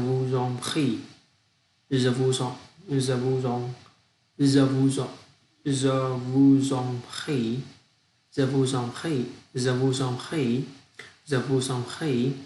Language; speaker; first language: French; non-native, learner; Vietnamese